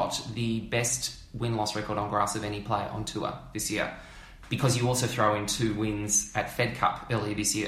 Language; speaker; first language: English; native; English